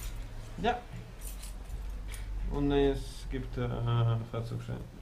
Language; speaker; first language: German; non-native, learner; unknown